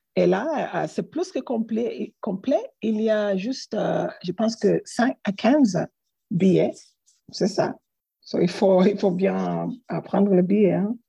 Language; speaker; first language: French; non-native, learner; English